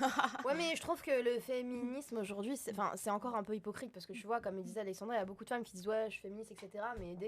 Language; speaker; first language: French; native; French